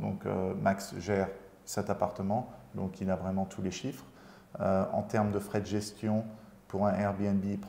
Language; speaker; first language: French; native; French